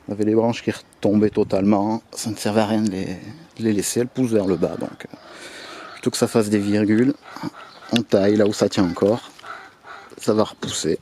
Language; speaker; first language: French; native; French